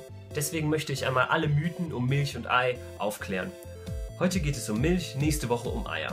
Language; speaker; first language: German; native; German